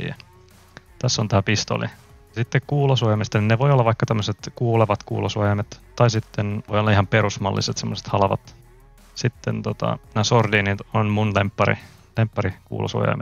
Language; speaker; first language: Finnish; native; Finnish